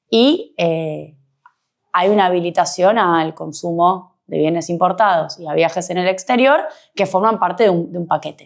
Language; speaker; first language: Spanish; native; Spanish